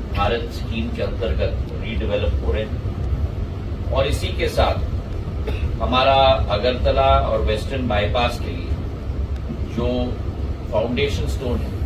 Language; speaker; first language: Hindi; native; Hindi